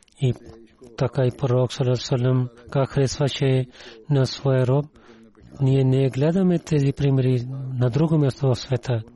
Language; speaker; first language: Bulgarian; non-native, learner; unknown